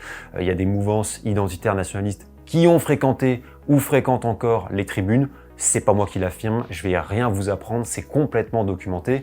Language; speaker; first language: French; native; French